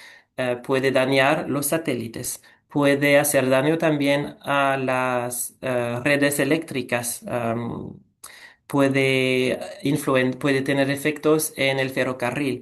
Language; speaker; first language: Spanish; non-native, fluent; French